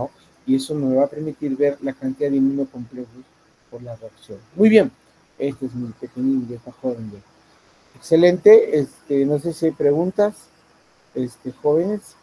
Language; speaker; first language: Spanish; native; Spanish